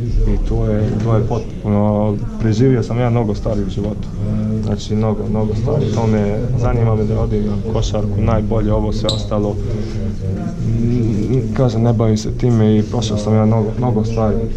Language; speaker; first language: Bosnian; early bilingual, heritage; Croatian